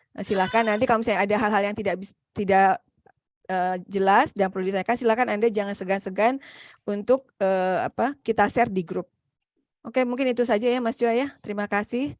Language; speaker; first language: Indonesian; native; Indonesian